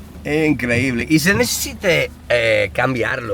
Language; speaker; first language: Spanish; non-native, learner; English